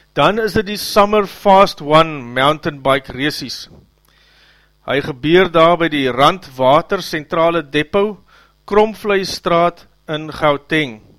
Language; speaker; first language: Afrikaans; native; Afrikaans